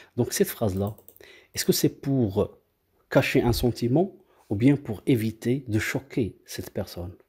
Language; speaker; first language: French; non-native, local second language; Arabic